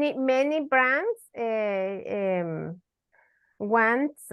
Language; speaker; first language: English; non-native, learner; Spanish